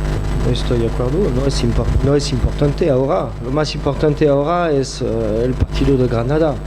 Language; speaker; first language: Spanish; non-native, fluent; French